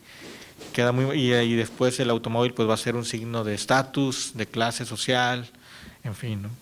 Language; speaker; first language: Spanish; native; Spanish